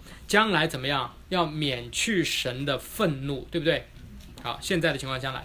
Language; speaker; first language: Chinese; native; Chinese